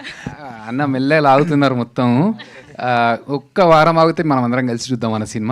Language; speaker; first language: Telugu; native; Telugu